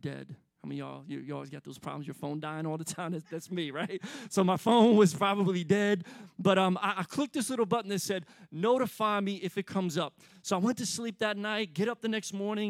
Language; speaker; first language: English; native; English